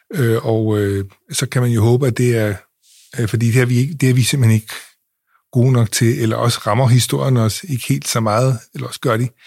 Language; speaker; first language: Danish; native; Danish